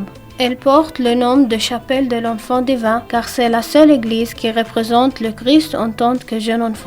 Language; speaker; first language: French; non-native, learner; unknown